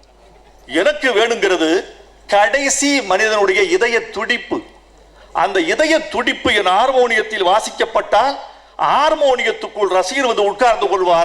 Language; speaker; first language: Tamil; native; Tamil